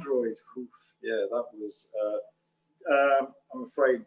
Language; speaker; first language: English; native; English